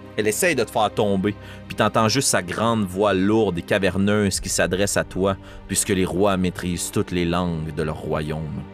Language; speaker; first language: French; native; French